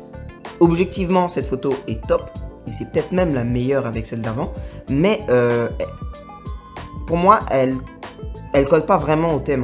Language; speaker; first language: French; native; French